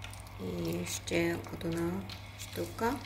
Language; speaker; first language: Ukrainian; non-native, learner; Korean